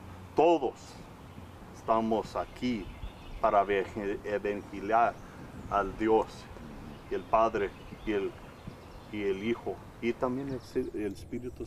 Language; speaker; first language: Spanish; early bilingual, heritage; English